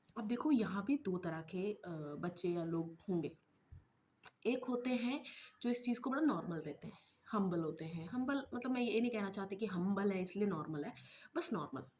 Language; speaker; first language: Hindi; non-native, local second language; Malayalam